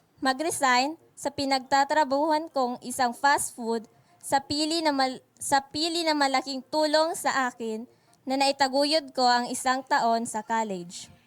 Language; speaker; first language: Filipino; non-native, local second language; Bikol